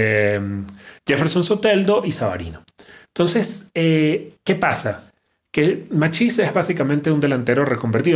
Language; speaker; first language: Spanish; native; Spanish